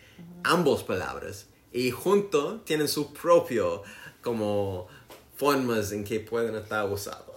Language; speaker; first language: Spanish; non-native, learner; English